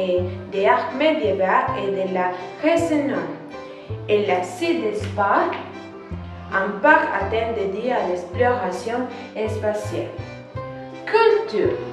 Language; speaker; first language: French; non-native, learner; Spanish